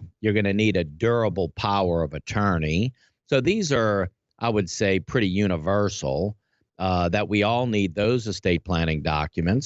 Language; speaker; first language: English; native; English